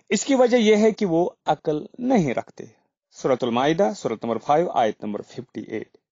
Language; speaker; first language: Urdu; non-native, local second language; Kashmiri